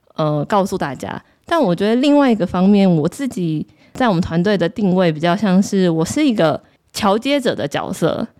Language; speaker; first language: Chinese; native; Chinese